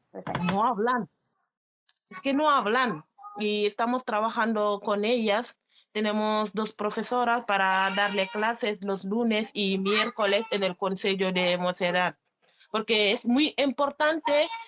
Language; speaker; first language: Spanish; non-native, learner; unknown